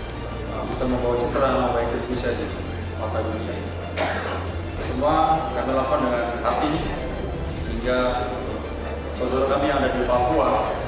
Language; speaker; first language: Indonesian; native; Indonesian